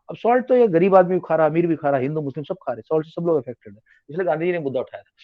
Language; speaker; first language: Hindi; native; Hindi